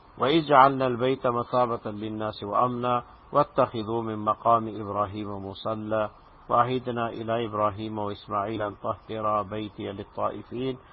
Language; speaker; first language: Urdu; native; Urdu